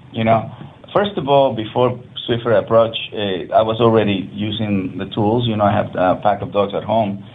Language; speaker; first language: English; non-native, fluent; Spanish